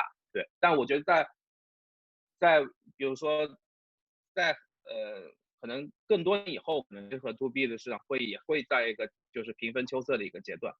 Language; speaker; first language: Chinese; native; Chinese